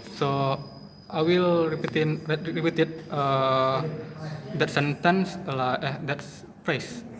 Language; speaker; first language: English; non-native, learner; Indonesian